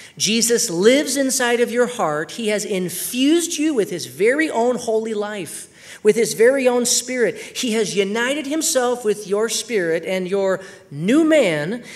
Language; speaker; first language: English; native; English